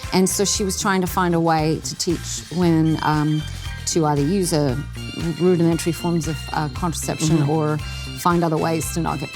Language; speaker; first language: English; native; English